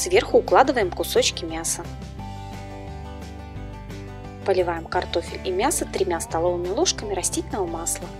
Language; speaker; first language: Russian; native; Russian